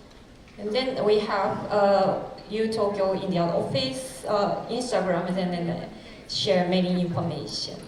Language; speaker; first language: English; non-native, fluent; Japanese